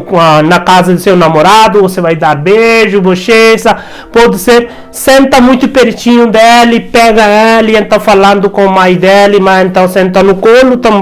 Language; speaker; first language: Portuguese; non-native, learner; Hindi